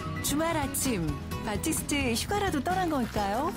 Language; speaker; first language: Korean; native; Korean